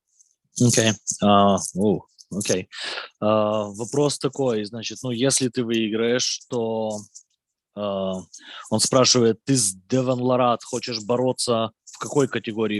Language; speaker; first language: Russian; native; Russian